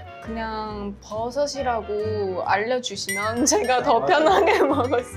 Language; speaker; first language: Korean; non-native, fluent; Chinese